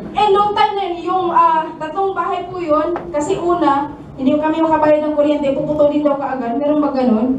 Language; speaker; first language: Filipino; non-native, local second language; Cebuano